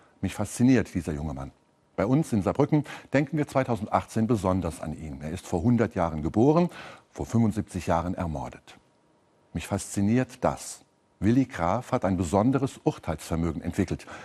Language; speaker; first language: German; native; German